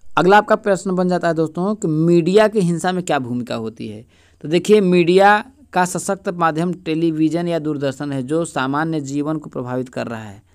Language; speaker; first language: Hindi; native; Hindi